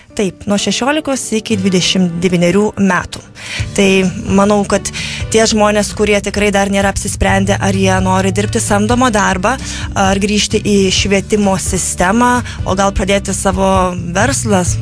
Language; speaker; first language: Lithuanian; native; Lithuanian